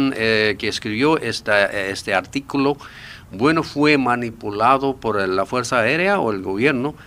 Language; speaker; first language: Spanish; non-native, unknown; Japanese